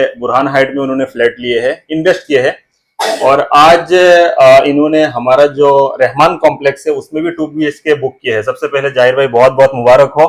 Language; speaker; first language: Hindi; non-native, local second language; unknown